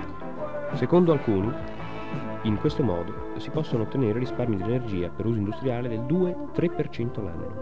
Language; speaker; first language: Italian; native; Italian